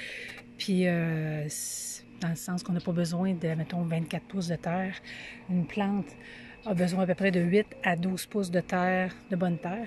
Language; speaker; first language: French; native; French